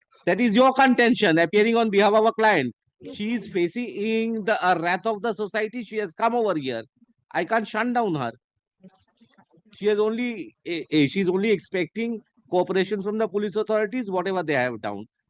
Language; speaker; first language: English; non-native, local second language; Bangla